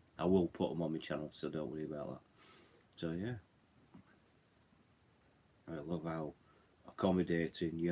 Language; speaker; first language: English; native; English